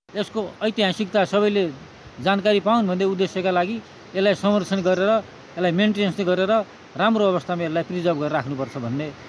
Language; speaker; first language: Nepali; native; Nepali